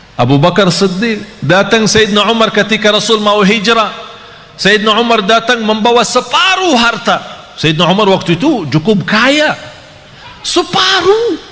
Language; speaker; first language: Malay; non-native, fluent; Arabic